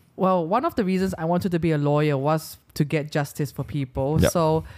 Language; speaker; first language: English; native; English